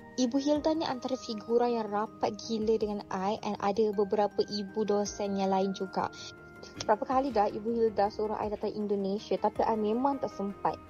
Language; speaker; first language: Malay; native; Malay